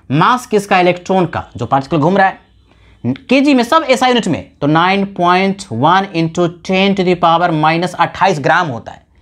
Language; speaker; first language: Hindi; native; Hindi